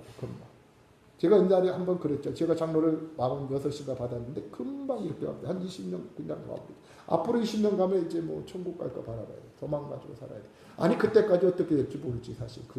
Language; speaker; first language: Korean; native; Korean